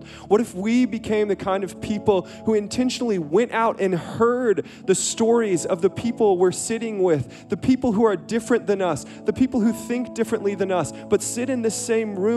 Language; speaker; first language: English; native; English